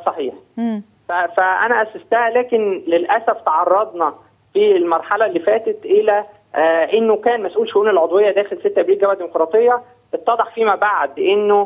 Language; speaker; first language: Arabic; native; Arabic